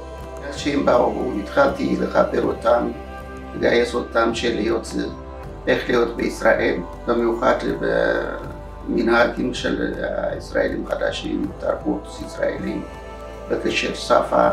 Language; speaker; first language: Hebrew; non-native, fluent; Amharic